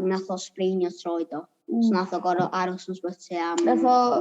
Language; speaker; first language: Welsh; native; Welsh